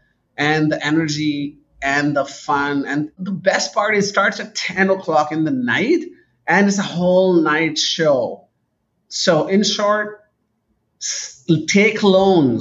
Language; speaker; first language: English; non-native, local second language; Urdu